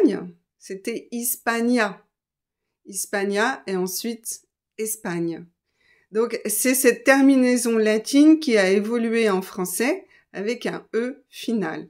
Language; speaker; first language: French; native; French